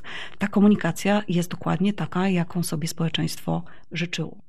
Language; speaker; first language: Polish; native; Polish